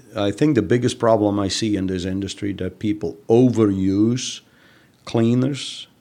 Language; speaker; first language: English; non-native, fluent; Dutch